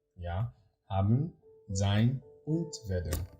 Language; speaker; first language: German; non-native, learner; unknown